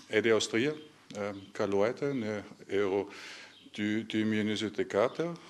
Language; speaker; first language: Albanian; non-native, learner; German